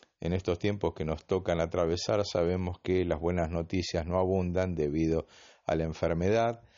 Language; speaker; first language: Spanish; native; Spanish